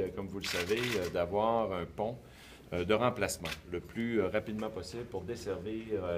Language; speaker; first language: French; native; French